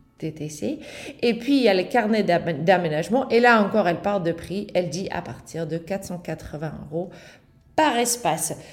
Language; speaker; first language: French; non-native, fluent; Dutch